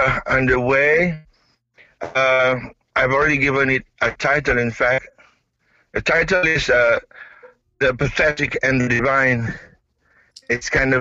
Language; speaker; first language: English; non-native, local second language; Malay